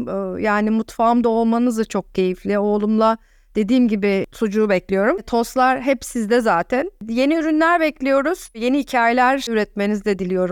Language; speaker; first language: Turkish; native; Turkish